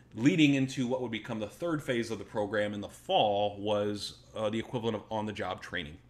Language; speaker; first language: English; native; English